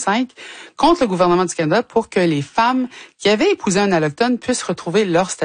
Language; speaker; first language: French; native; French